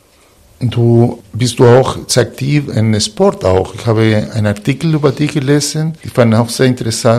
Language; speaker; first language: German; non-native, fluent; Spanish